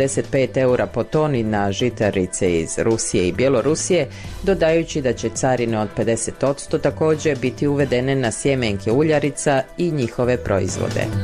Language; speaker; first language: Croatian; native; Croatian